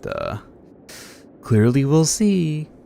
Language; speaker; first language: English; native; English